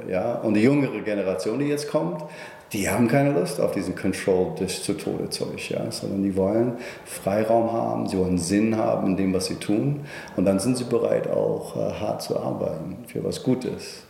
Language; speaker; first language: German; non-native, fluent; English